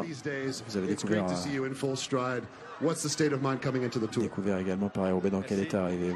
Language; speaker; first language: French; native; French